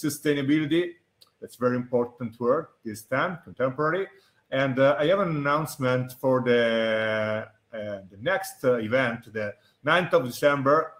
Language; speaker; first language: English; non-native, fluent; Italian